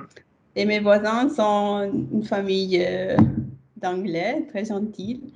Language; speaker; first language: French; non-native, fluent; Italian